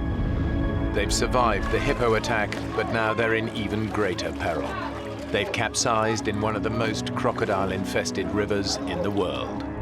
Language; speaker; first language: English; native; English